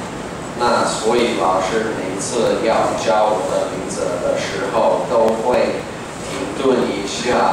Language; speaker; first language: Chinese; non-native, fluent; English